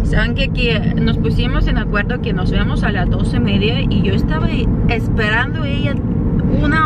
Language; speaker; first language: Spanish; non-native, fluent; Ukrainian